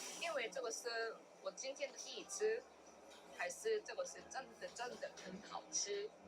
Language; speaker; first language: Chinese; non-native, learner; Korean